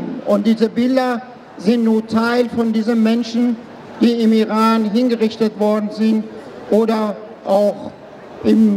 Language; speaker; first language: German; non-native, fluent; Persian